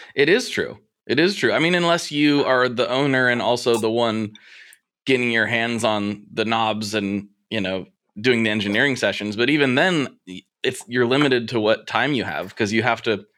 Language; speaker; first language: English; native; English